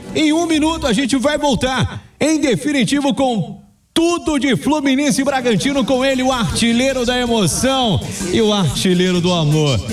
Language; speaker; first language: Portuguese; native; Portuguese